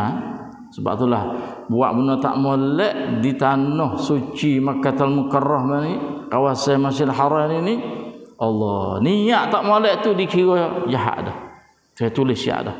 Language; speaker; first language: Malay; native; Malay